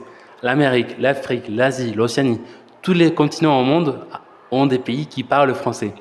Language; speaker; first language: French; non-native, fluent; Spanish